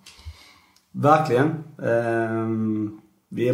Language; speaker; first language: Swedish; native; Swedish